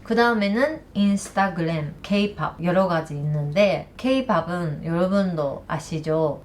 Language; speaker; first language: Korean; non-native, learner; Japanese